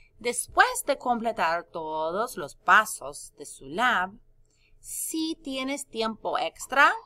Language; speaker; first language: Spanish; non-native, fluent; English